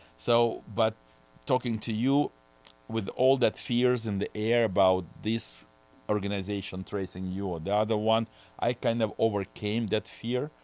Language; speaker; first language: English; non-native, fluent; Russian